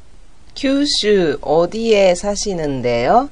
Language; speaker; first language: Korean; non-native, fluent; Japanese